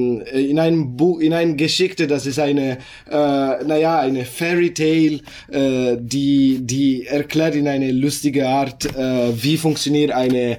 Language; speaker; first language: German; non-native, learner; Italian